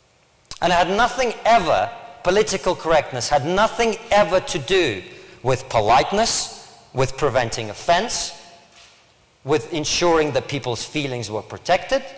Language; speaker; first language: English; early bilingual, other home language; Russian